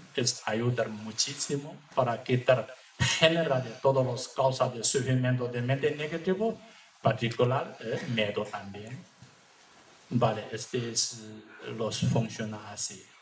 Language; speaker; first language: Spanish; non-native, learner; Tibetan